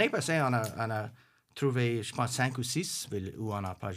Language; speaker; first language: French; non-native, local second language; English